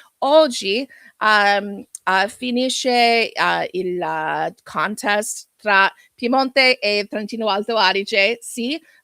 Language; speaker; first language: Italian; non-native, learner; English